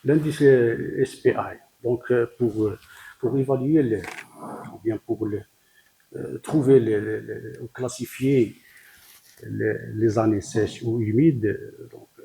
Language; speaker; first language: French; non-native, local second language; Arabic